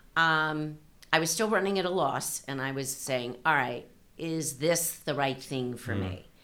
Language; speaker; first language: English; native; English